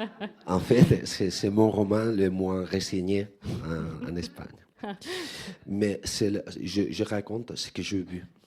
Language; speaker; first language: French; non-native, fluent; Spanish